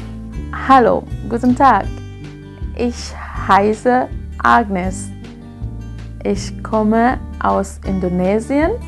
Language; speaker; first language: German; non-native, learner; Indonesian